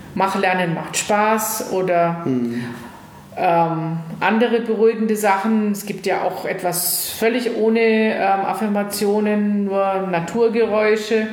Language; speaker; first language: German; native; German